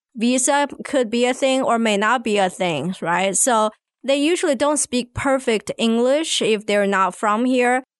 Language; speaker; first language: English; non-native, fluent; Chinese